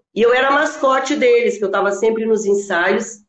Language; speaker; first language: Portuguese; non-native, local second language; German